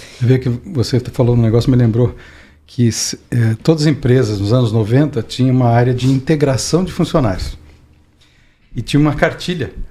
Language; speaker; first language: Portuguese; native; Portuguese